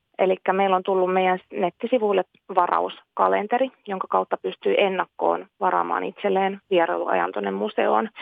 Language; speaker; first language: Finnish; native; Finnish